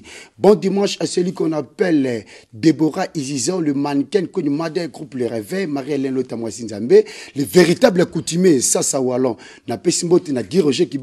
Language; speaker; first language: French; non-native, local second language; Lingala